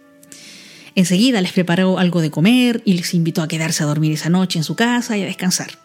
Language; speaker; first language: Spanish; native; Spanish